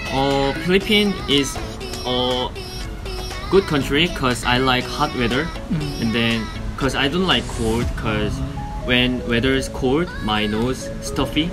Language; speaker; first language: English; non-native, learner; Korean